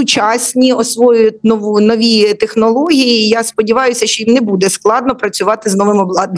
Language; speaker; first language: Ukrainian; native; Ukrainian